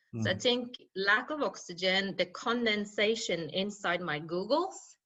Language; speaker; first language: English; non-native, fluent; Norwegian